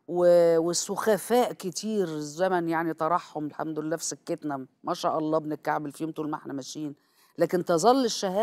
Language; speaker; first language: Arabic; native; Arabic